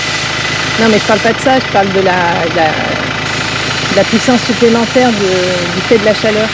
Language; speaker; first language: French; native; French